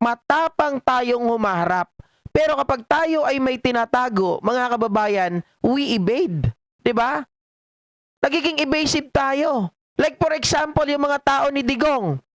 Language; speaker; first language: Filipino; native; Filipino